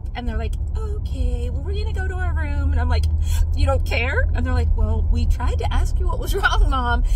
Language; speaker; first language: English; native; English